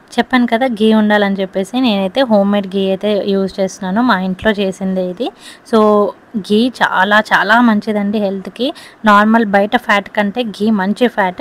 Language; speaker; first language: Telugu; non-native, local second language; Lambadi